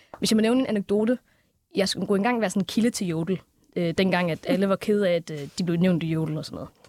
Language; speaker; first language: Danish; early bilingual, other home language; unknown